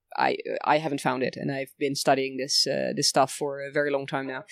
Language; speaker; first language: English; early bilingual, other home language; Dutch